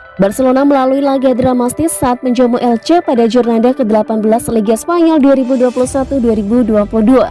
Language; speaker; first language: Indonesian; native; Indonesian